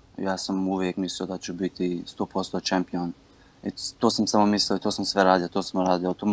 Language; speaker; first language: Croatian; early bilingual, heritage; Bosnian